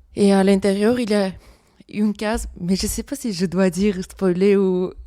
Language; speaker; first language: French; non-native, fluent; Armenian